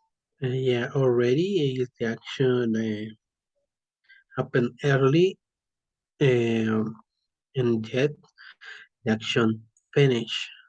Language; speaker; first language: English; non-native, learner; Spanish